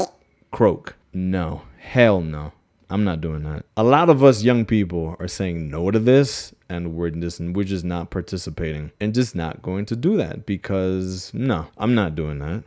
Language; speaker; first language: English; native; English